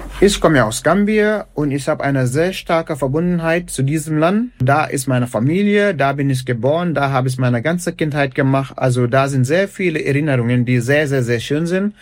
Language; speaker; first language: German; non-native, fluent; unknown